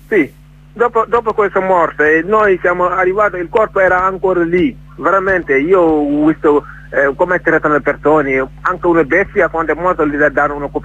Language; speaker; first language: Italian; non-native, fluent; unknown